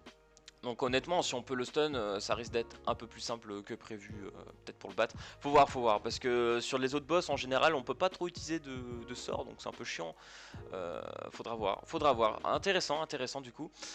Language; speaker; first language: French; native; French